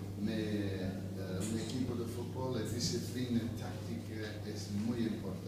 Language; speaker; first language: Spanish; non-native, fluent; English